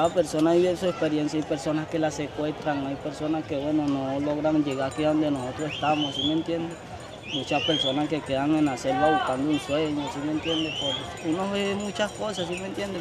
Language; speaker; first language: Spanish; native; Spanish